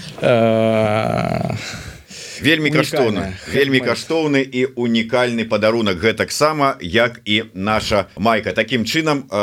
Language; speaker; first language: Belarusian; non-native, local second language; Russian